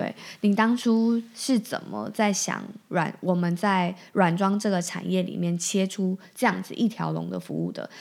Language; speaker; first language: Chinese; native; Chinese